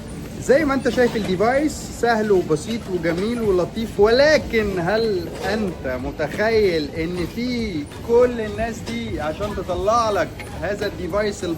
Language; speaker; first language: Arabic; native; Arabic